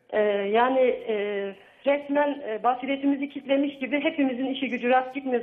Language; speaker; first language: Turkish; native; Turkish